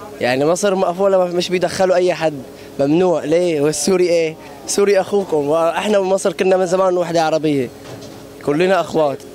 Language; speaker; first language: Arabic; native; Arabic